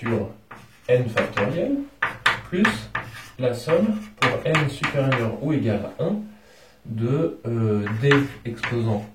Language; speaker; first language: French; native; French